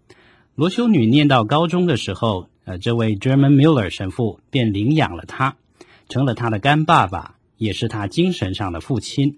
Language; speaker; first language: Chinese; native; Chinese